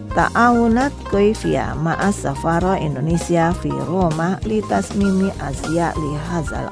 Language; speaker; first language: Arabic; non-native, fluent; Indonesian